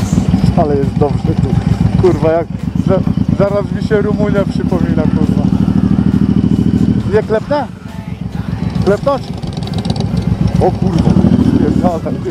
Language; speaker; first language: Polish; native; Polish